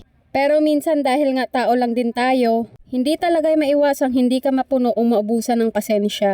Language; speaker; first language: Filipino; native; Filipino